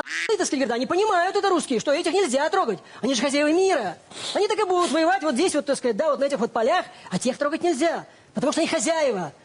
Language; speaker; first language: Russian; native; Russian